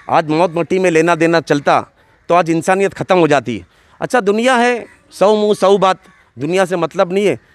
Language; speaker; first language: Hindi; native; Hindi